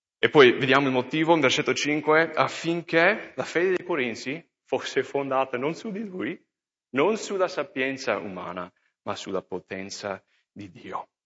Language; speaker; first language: Italian; non-native, fluent; English